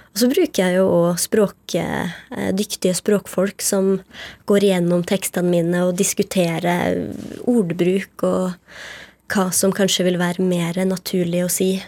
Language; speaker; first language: Norwegian; native; Norwegian